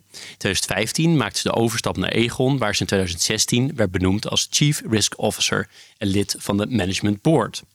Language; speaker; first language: Dutch; non-native, fluent; Italian